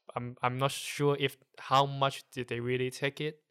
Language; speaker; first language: English; non-native, local second language; Cantonese